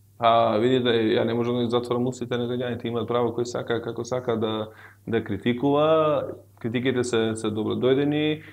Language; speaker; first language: Macedonian; non-native, local second language; Albanian